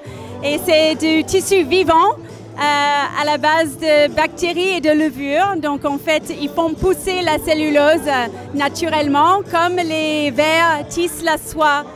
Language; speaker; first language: French; non-native, learner; English